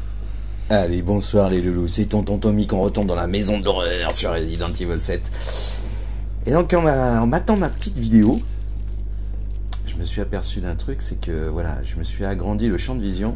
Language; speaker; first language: French; native; French